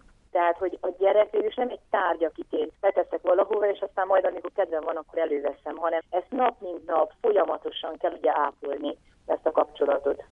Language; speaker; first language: Hungarian; native; Hungarian